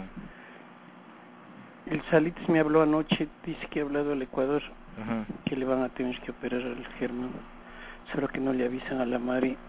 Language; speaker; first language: Spanish; native; Spanish